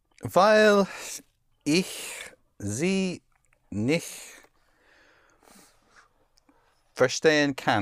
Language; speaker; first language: German; non-native, learner; English